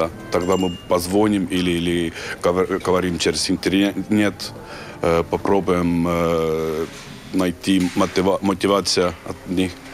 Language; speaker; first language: Russian; non-native, learner; Estonian